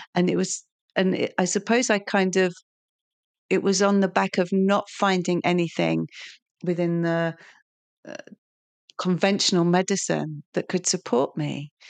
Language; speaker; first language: English; native; English